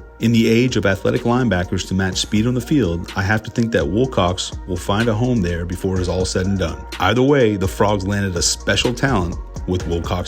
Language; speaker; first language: English; native; English